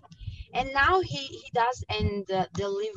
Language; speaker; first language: English; non-native, learner; Italian